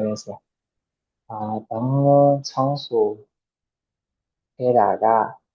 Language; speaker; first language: Korean; non-native, learner; Chinese